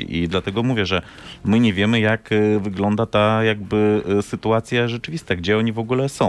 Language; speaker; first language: Polish; non-native, fluent; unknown